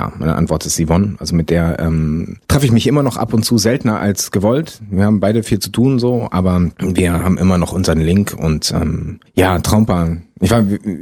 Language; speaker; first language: German; non-native, local second language; French